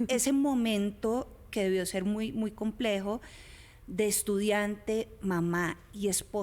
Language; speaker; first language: Spanish; native; Spanish